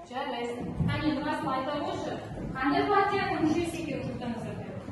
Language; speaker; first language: Kazakh; native; Kazakh